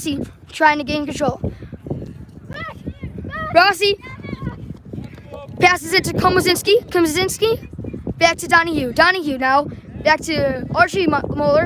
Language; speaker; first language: English; native; English